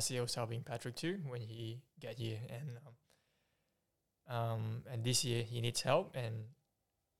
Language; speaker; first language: English; non-native, local second language; Chinese